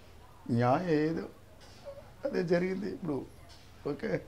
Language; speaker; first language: Telugu; non-native, local second language; Tamil